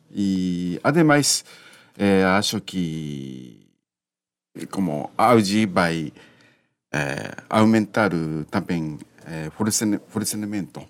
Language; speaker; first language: Portuguese; non-native, learner; Japanese